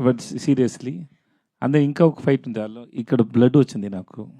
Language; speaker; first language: Telugu; non-native, learner; Tamil